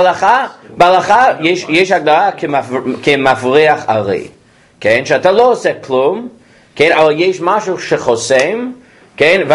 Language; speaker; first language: Hebrew; non-native, fluent; English